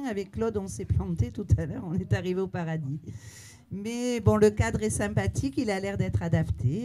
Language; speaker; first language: French; native; French